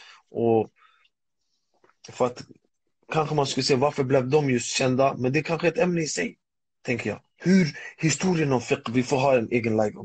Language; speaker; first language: Swedish; early bilingual, other home language; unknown